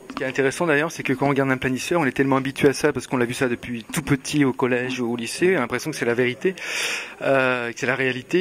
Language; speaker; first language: French; native; French